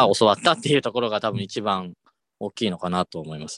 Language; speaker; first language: Japanese; native; Japanese